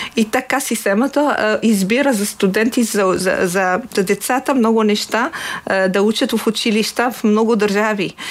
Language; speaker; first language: Bulgarian; non-native, fluent; Arabic